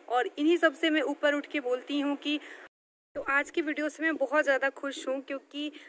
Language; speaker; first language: Hindi; native; Hindi